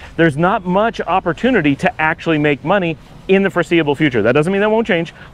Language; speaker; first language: English; native; English